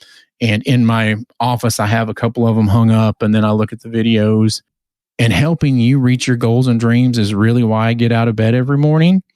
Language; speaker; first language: English; native; English